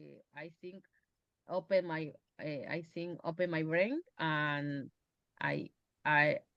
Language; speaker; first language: English; non-native, learner; Spanish